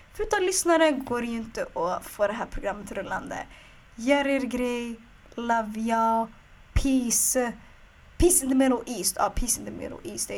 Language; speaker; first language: Swedish; early bilingual, other home language; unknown